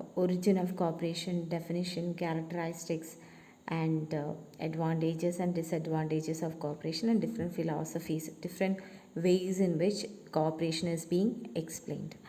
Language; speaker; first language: English; non-native, local second language; Malayalam